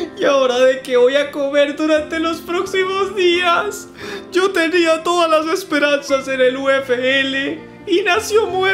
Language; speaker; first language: Spanish; native; Spanish